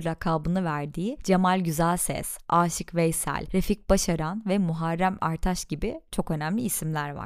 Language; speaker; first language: Turkish; native; Turkish